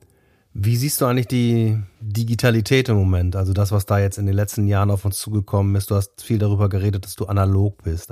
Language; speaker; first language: German; native; German